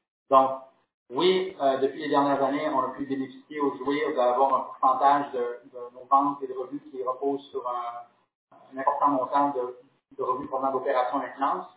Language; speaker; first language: French; native; French